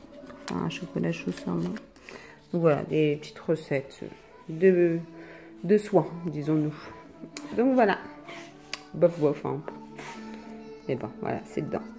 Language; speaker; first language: French; native; French